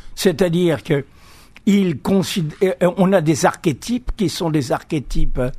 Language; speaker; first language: French; native; French